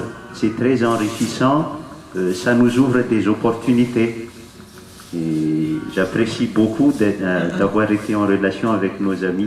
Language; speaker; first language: French; non-native, local second language; Malagasy